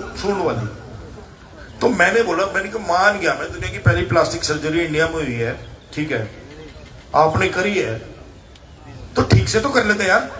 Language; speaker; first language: Hindi; native; Hindi